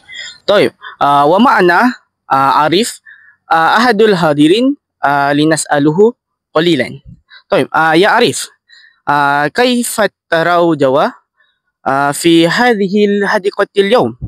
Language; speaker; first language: Arabic; non-native, learner; Malay